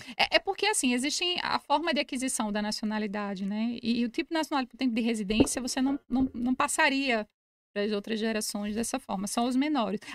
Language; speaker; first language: Portuguese; native; Portuguese